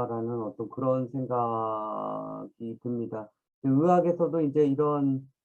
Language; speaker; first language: Korean; native; Korean